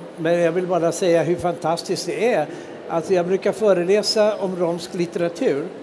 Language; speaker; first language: Swedish; native; Swedish